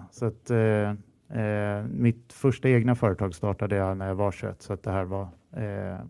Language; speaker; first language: Swedish; native; Swedish